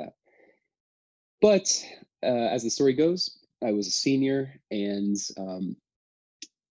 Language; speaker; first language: English; native; English